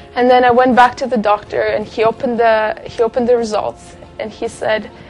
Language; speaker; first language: English; non-native, fluent; Russian